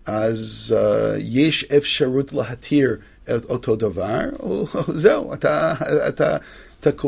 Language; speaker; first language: Hebrew; non-native, fluent; English